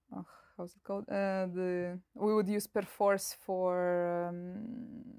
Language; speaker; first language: English; non-native, fluent; Russian